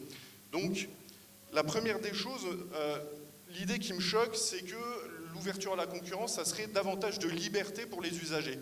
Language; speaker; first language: French; native; French